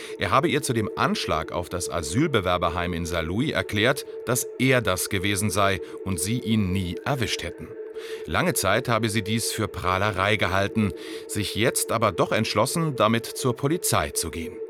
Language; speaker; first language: German; native; German